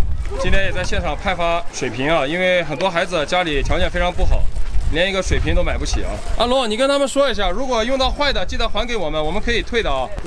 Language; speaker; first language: Chinese; native; Chinese